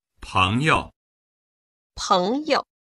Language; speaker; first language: Chinese; non-native, learner; Urdu